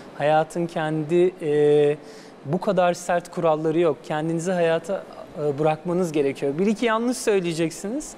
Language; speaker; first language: Turkish; native; Turkish